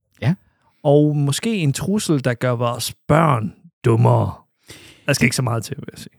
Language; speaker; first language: Danish; native; Danish